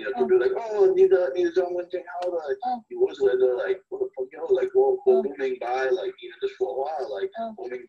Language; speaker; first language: Chinese; non-native, fluent; English